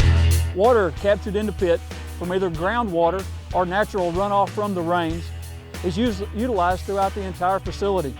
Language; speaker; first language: English; native; English